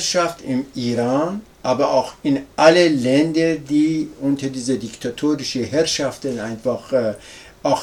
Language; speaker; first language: German; non-native, learner; Persian